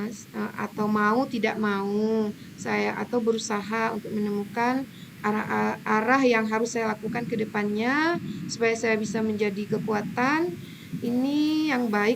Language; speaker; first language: Indonesian; native; Indonesian